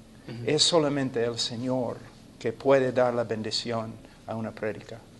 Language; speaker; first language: Spanish; non-native, fluent; English